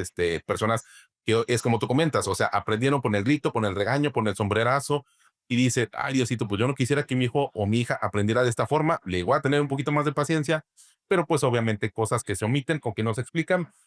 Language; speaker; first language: Spanish; native; Spanish